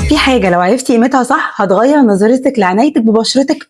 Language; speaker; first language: Arabic; native; Arabic